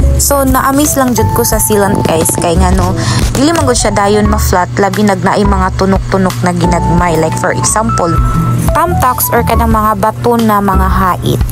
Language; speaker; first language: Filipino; non-native, local second language; Cebuano